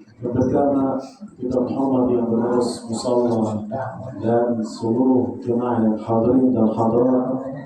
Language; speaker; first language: Malay; non-native, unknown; Arabic